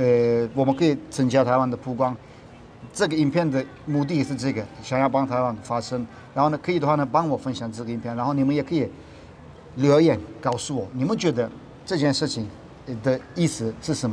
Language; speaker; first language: Chinese; non-native, fluent; Turkish